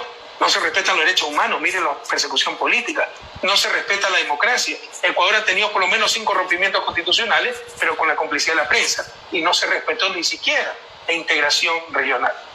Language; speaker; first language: Spanish; native; Spanish